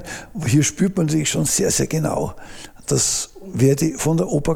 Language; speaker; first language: German; native; German